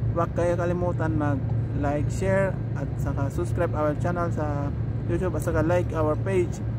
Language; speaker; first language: Filipino; non-native, learner; Persian